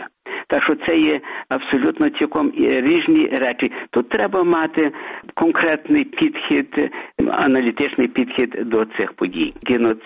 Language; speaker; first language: Ukrainian; early bilingual, heritage; Ukrainian